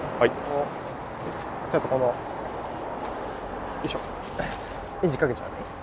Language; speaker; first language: Japanese; native; Japanese